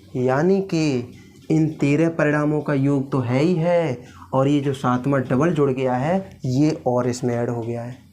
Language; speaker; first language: Hindi; native; Hindi